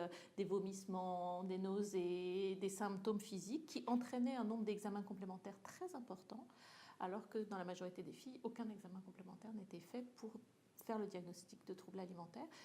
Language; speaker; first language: French; native; French